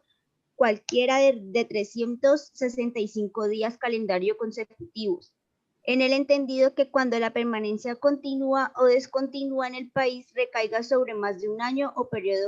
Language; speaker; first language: Spanish; native; Spanish